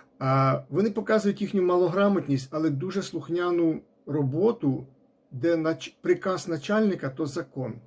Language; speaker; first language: Ukrainian; non-native, local second language; Russian